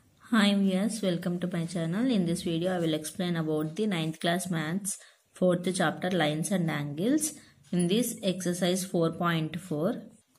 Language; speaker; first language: English; non-native, local second language; Telugu